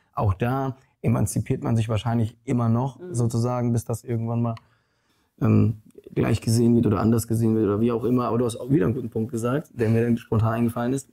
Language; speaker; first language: German; early bilingual, other home language; Polish